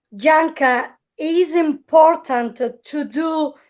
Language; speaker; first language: English; non-native, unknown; Italian